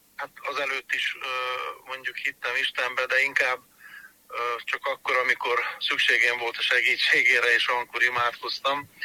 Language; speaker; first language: Hungarian; native; Hungarian